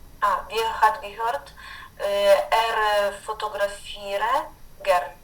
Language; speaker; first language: German; non-native, learner; Ukrainian